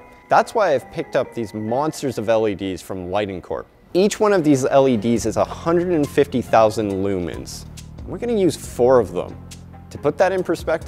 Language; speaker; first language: English; native; English